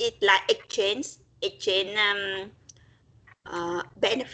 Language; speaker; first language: English; non-native, learner; Vietnamese